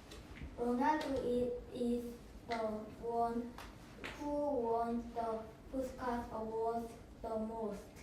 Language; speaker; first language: English; non-native, learner; Korean